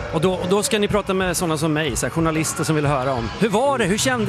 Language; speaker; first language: Swedish; native; Swedish